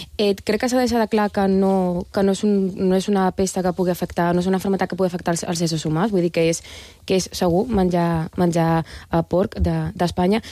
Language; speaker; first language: Catalan; non-native, local second language; Spanish